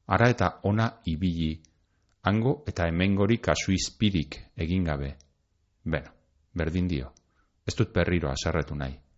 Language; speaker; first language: Basque; native; Basque